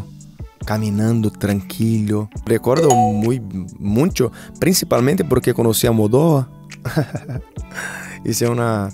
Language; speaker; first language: Spanish; non-native, fluent; Portuguese